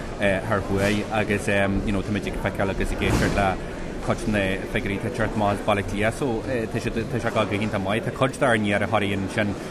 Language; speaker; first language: Irish; native; Irish